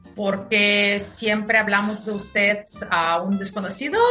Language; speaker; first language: Spanish; non-native, fluent; Ukrainian